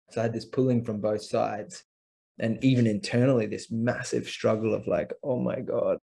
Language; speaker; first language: English; native; English